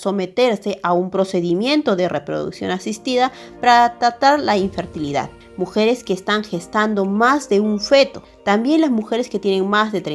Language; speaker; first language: Spanish; native; Spanish